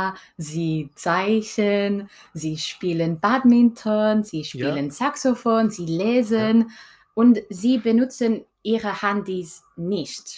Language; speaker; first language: German; non-native, learner; English